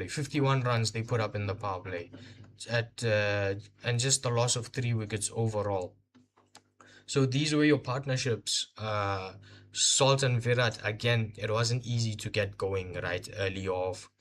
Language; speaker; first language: English; non-native, local second language; Hindi